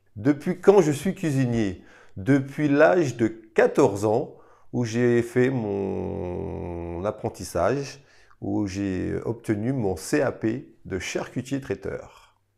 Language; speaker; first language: French; native; French